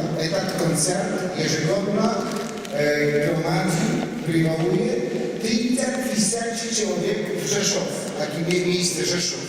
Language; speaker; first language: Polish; non-native, fluent; Russian